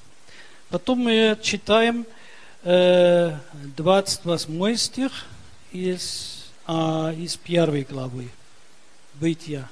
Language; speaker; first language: Russian; early bilingual, heritage; Russian